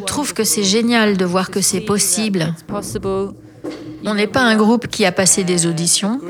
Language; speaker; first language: French; non-native, fluent; English